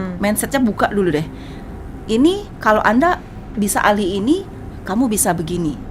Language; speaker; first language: Indonesian; native; Indonesian